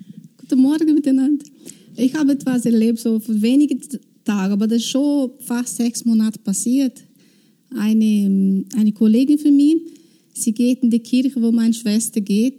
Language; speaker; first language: German; non-native, learner; Portuguese